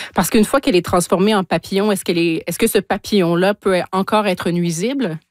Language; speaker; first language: French; native; French